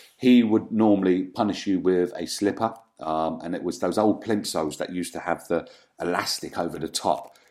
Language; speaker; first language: English; native; English